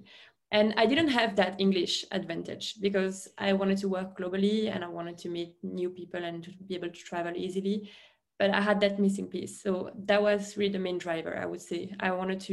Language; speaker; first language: English; non-native, fluent; French